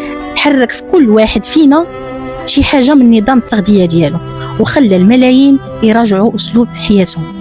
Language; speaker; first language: Arabic; native; Arabic